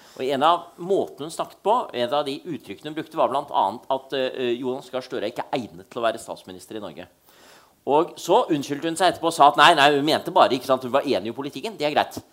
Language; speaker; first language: Norwegian; native; Norwegian